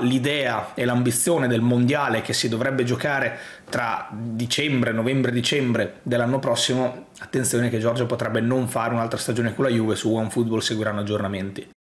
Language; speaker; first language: Italian; native; Italian